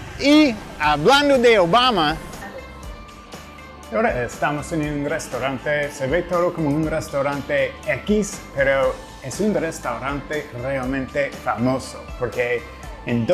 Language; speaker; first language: Spanish; non-native, fluent; English